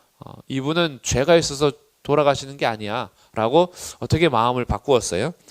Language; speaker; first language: Korean; native; Korean